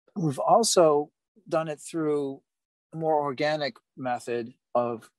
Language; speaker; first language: English; native; English